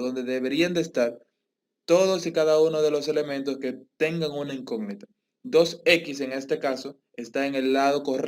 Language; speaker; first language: Spanish; native; Spanish